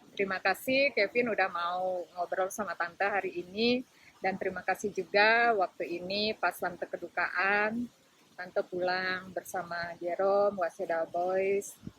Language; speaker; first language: Indonesian; native; Indonesian